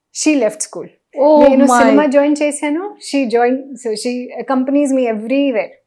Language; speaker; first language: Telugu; non-native, learner; Hindi